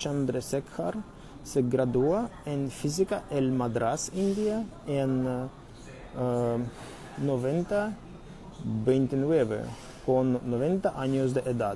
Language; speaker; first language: Spanish; non-native, learner; Russian